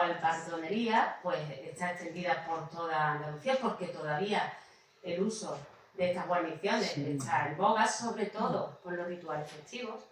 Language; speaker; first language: Spanish; native; Spanish